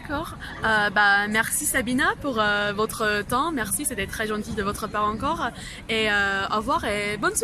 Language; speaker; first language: French; non-native, fluent; English